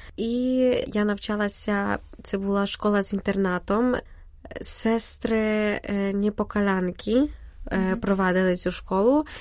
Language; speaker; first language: Ukrainian; native; Ukrainian